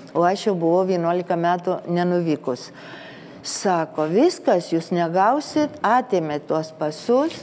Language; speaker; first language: Lithuanian; early bilingual, heritage; Lithuanian